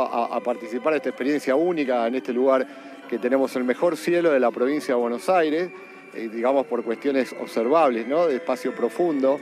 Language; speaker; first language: Spanish; native; Spanish